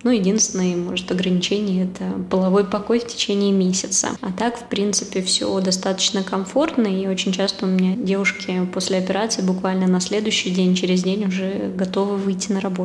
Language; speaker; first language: Russian; native; Russian